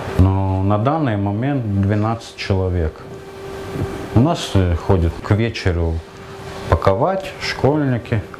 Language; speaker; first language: Russian; non-native, local second language; Latvian